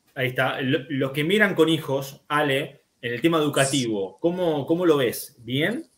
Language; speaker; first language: Spanish; native; Spanish